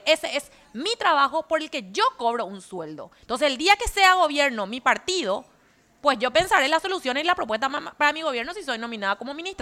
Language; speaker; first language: Spanish; native; Spanish